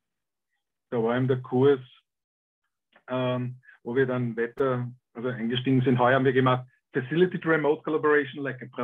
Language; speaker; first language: German; native; German